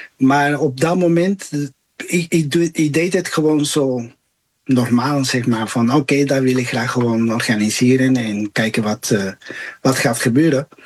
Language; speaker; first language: Dutch; non-native, fluent; Spanish